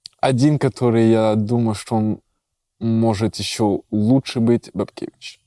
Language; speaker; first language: Russian; early bilingual, heritage; Russian